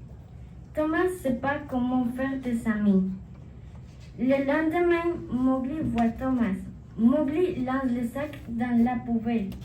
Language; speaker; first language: French; non-native, learner; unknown